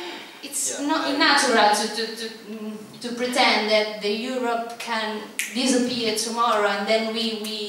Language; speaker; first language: English; non-native, fluent; Italian